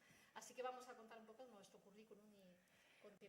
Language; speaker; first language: Spanish; native; Spanish